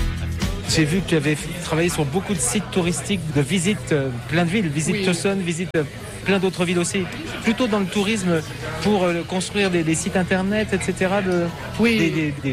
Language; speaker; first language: French; native; French